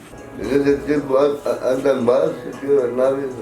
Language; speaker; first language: Spanish; non-native, local second language; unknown